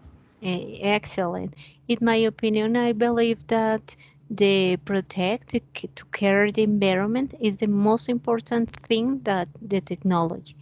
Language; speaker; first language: English; non-native, learner; Spanish